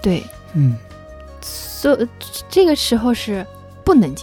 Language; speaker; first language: Chinese; non-native, learner; Japanese